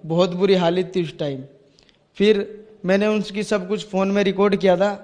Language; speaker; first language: Hindi; native; Hindi